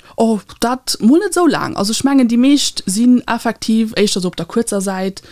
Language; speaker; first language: Luxembourgish; native; Luxembourgish